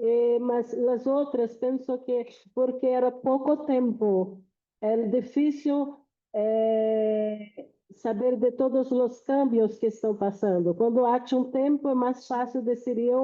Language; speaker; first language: Portuguese; non-native, fluent; Spanish